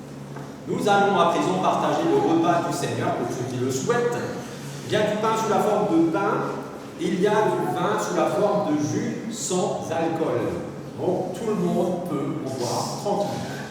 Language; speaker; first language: French; native; French